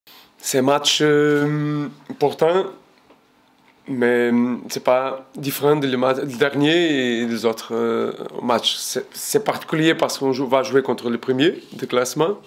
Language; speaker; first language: French; non-native, fluent; Portuguese